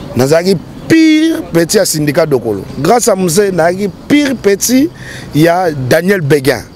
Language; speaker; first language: French; non-native, local second language; Lingala